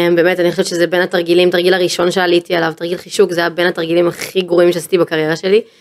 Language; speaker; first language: Hebrew; native; Hebrew